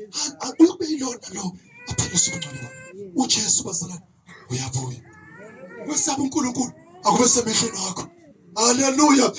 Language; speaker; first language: Zulu; native; Zulu